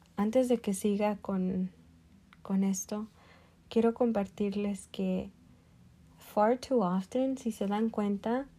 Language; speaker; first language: Spanish; early bilingual, other home language; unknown